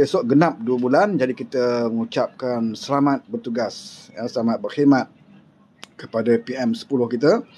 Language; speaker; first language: Malay; native; Malay